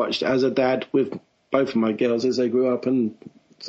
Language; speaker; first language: English; native; English